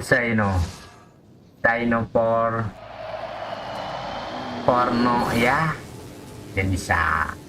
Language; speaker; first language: English; non-native, learner; Indonesian